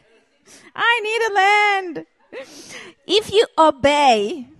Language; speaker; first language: English; non-native, learner; Hebrew